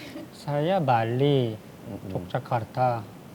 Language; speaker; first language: Indonesian; non-native, fluent; Korean